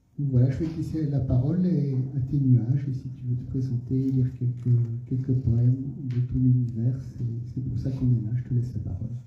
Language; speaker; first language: French; native; French